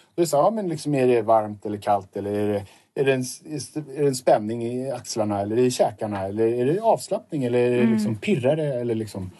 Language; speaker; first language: Swedish; native; Swedish